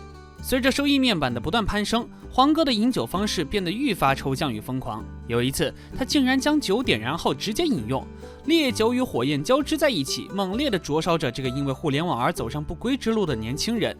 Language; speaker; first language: Chinese; native; Chinese